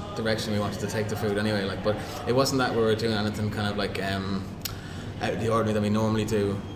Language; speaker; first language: English; native; English